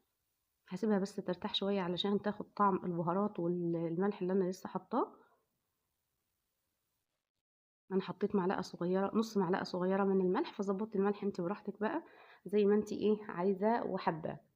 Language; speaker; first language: Arabic; native; Arabic